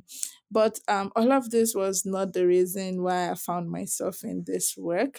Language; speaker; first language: English; non-native, local second language; Yoruba